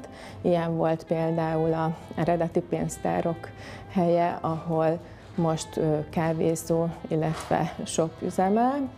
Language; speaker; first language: Hungarian; native; Hungarian